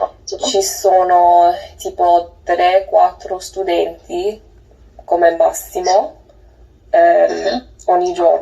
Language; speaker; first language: Italian; non-native, learner; English